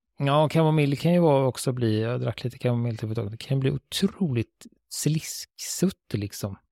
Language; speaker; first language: Swedish; native; Swedish